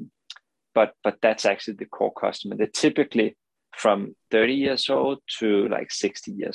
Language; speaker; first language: English; non-native, fluent; Danish